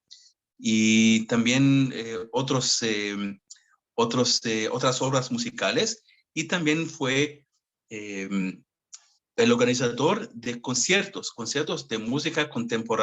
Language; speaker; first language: Spanish; non-native, fluent; Hebrew